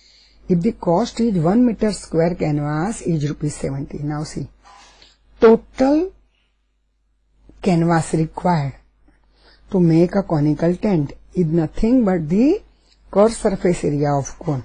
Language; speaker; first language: English; non-native, local second language; Gujarati